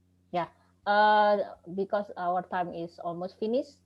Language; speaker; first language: English; non-native, learner; Indonesian